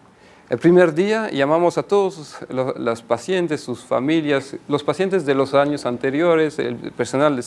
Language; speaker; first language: Spanish; non-native, fluent; French